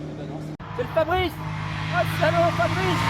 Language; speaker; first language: French; native; French